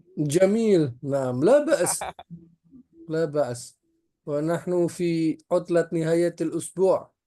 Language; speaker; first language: Arabic; non-native, fluent; Indonesian